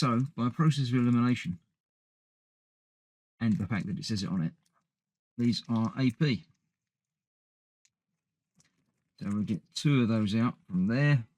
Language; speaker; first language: English; native; English